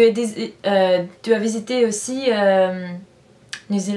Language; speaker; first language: French; non-native, learner; English